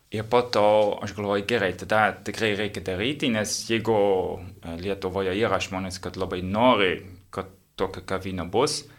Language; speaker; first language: Lithuanian; non-native, fluent; Dutch